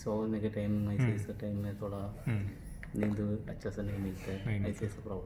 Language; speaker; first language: Hindi; non-native, local second language; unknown